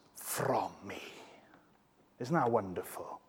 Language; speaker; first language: English; native; English